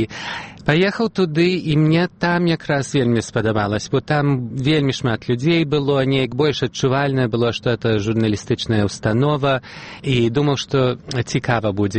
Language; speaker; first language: Belarusian; early bilingual, heritage; Belarusian